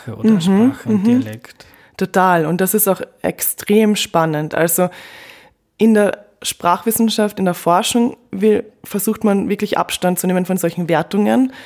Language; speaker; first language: German; native; German